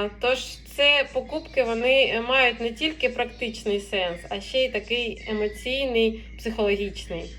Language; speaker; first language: Ukrainian; non-native, local second language; Russian